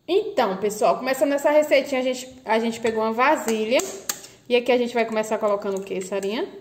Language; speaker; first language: Portuguese; native; Portuguese